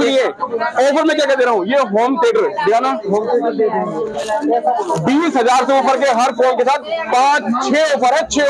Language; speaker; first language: Hindi; native; Hindi